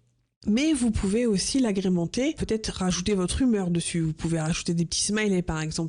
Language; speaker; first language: French; native; French